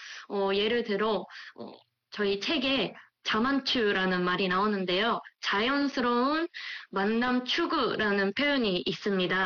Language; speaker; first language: Korean; non-native, fluent; Japanese